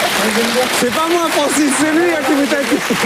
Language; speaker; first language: French; native; French